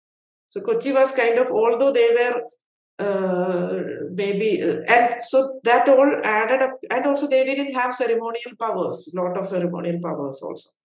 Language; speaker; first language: English; non-native, local second language; Malayalam